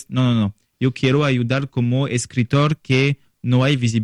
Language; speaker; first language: Spanish; non-native, learner; French